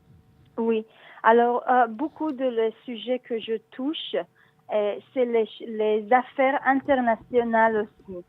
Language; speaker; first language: French; non-native, learner; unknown